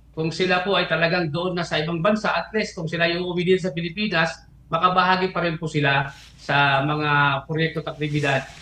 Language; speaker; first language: Filipino; non-native, local second language; Bikol